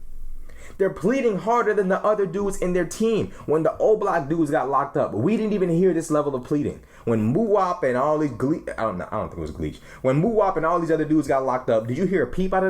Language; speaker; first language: English; native; English